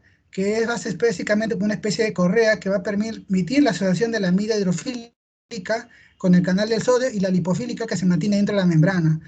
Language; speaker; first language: Spanish; native; Spanish